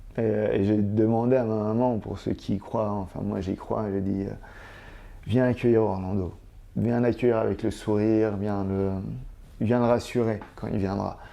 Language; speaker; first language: French; native; French